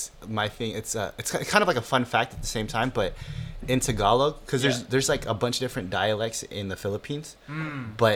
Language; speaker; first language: English; early bilingual, other home language; Filipino